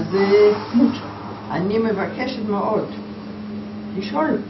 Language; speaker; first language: Hebrew; non-native, fluent; Polish